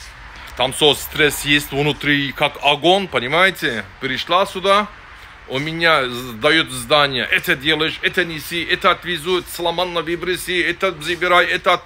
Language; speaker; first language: Russian; non-native, learner; Turkish